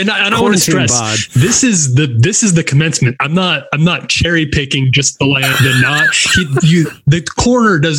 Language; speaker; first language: English; native; English